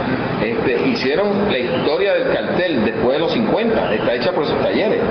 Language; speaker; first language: Spanish; native; Spanish